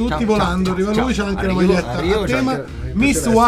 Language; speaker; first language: Italian; native; Italian